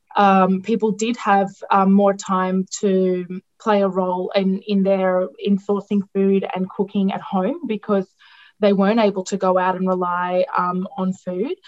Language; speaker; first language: English; non-native, local second language; Greek